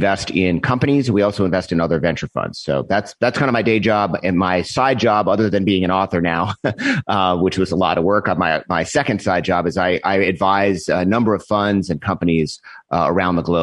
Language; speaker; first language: English; native; English